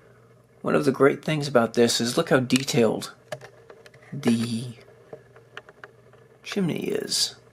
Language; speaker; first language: English; native; English